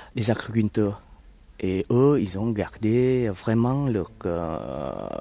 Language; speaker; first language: French; early bilingual, other home language; Vietnamese